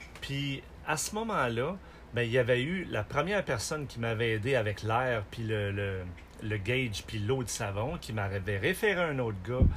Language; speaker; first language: French; native; French